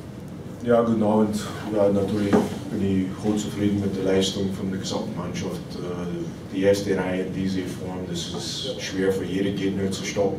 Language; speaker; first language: German; non-native, fluent; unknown